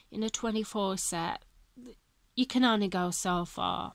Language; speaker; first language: English; native; English